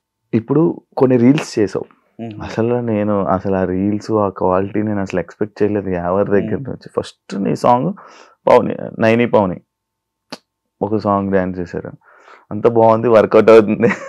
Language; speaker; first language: Telugu; native; Telugu